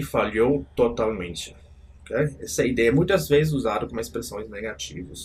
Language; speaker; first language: Portuguese; non-native, fluent; German